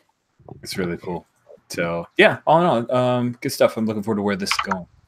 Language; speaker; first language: English; native; English